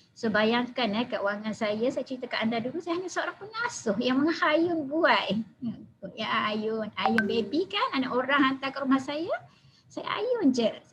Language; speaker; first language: Malay; native; Malay